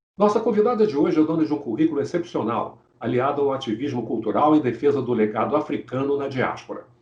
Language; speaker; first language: Portuguese; native; Portuguese